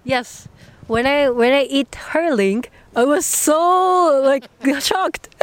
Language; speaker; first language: English; non-native, learner; Japanese